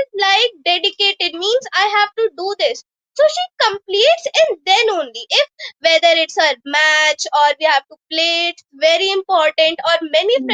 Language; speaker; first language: English; non-native, local second language; Hindi